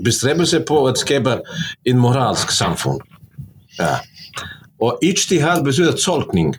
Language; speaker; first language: Norwegian; non-native, fluent; Bosnian